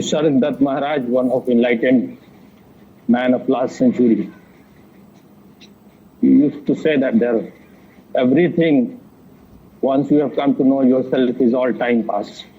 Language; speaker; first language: English; non-native, fluent; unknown